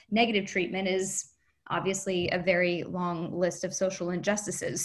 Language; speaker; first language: English; native; English